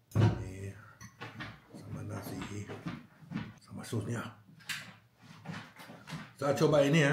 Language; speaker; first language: Indonesian; non-native, learner; French